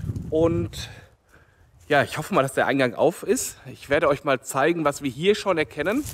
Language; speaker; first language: German; native; German